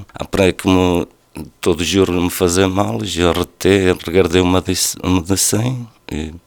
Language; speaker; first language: French; non-native, learner; Portuguese